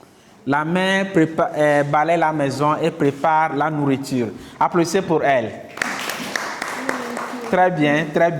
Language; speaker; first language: French; non-native, local second language; Kinyarwanda